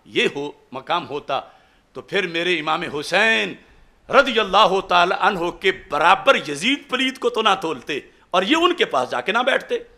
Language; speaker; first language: Urdu; non-native, local second language; Punjabi